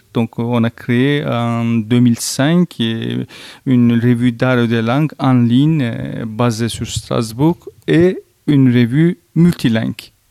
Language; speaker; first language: French; non-native, fluent; Turkish